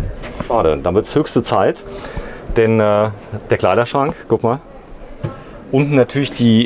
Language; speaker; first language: German; native; German